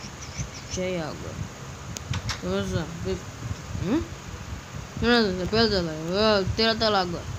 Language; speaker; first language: Spanish; early bilingual, heritage; English